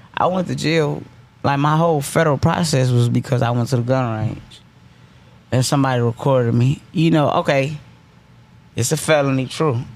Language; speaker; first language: English; native; English